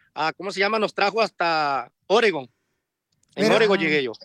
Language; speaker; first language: Spanish; native; Spanish